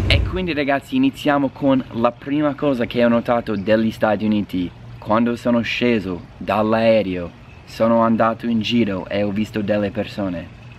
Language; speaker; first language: Italian; non-native, fluent; English